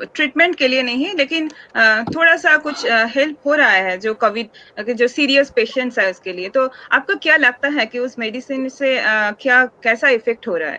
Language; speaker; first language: Hindi; non-native, local second language; Bangla